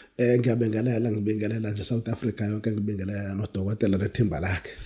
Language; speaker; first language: Zulu; native; Zulu